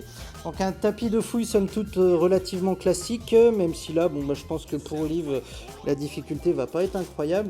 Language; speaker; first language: French; native; French